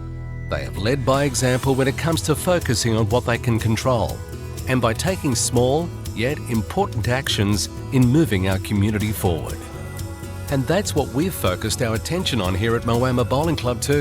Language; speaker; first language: English; native; English